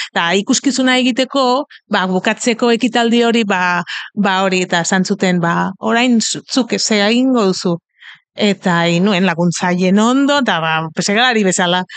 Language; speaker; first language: Basque; non-native, fluent; Catalan